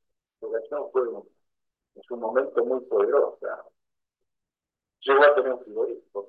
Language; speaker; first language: Spanish; native; Spanish